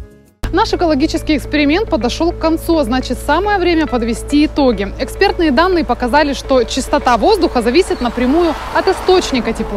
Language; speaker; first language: Russian; native; Russian